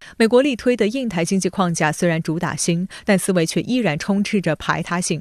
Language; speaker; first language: Chinese; native; Chinese